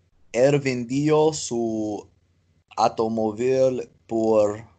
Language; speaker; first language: Spanish; non-native, learner; English